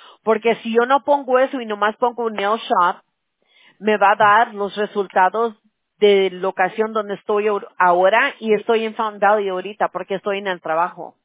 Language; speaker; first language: Spanish; early bilingual, heritage; Spanish